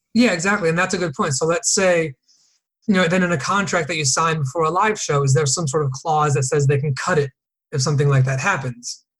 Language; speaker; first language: English; native; English